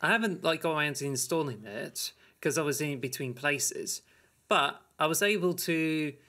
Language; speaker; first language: English; native; English